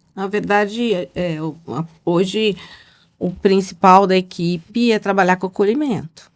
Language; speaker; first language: Portuguese; native; Portuguese